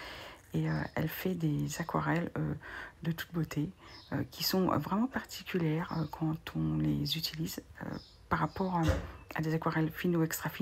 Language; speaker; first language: French; native; French